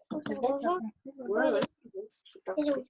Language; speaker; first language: French; native; French